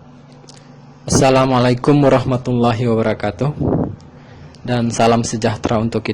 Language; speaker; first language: Indonesian; native; Indonesian